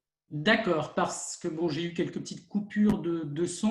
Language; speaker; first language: French; native; French